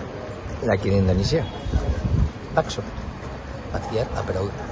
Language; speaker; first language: English; non-native, fluent; Spanish